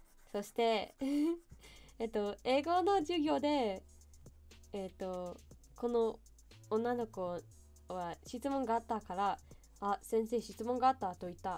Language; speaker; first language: Japanese; non-native, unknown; English